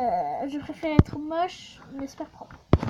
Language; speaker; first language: French; native; French